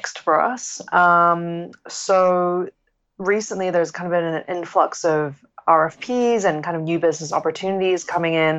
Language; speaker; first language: English; non-native, local second language; Cantonese